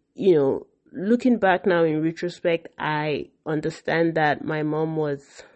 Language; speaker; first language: English; non-native, local second language; Yoruba